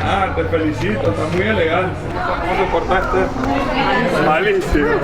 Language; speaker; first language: Spanish; native; Spanish